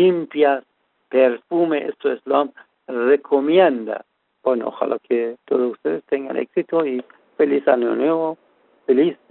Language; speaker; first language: Spanish; non-native, fluent; Persian